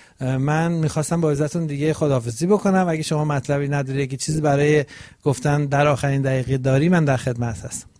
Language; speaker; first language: Persian; native; Persian